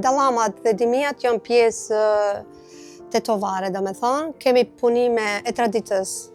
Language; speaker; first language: Albanian; native; Albanian